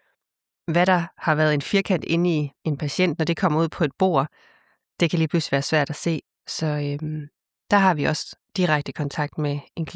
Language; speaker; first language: Danish; native; Danish